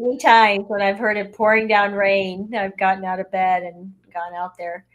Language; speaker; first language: English; native; English